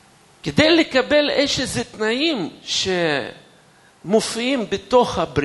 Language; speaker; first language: Hebrew; non-native, fluent; Russian